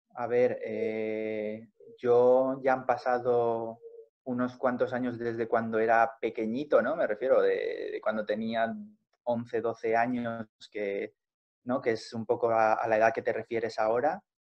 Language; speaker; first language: Spanish; native; Spanish